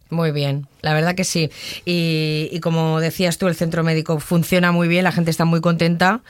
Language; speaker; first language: Spanish; native; Spanish